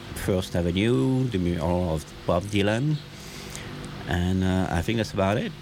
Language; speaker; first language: English; non-native, fluent; French